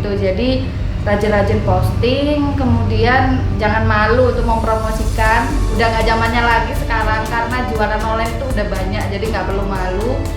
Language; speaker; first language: Indonesian; native; Indonesian